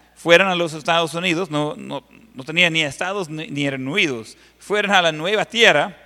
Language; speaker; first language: Spanish; non-native, fluent; English